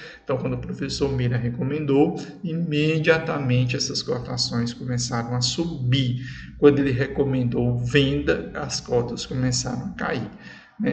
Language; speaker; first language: Portuguese; native; Portuguese